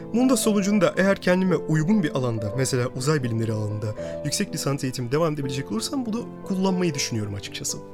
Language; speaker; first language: Turkish; early bilingual, other home language; Russian